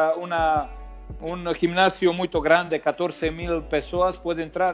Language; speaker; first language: Portuguese; non-native, learner; Croatian